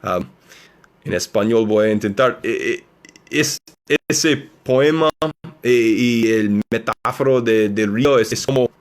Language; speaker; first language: Spanish; non-native, learner; English